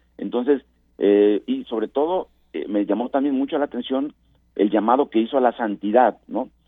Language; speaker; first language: Spanish; native; Spanish